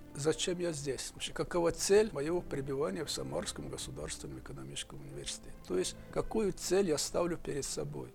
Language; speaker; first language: Russian; non-native, local second language; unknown